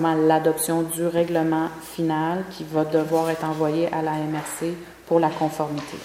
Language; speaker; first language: French; native; French